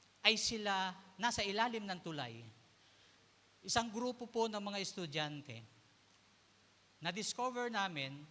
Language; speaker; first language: Filipino; native; Filipino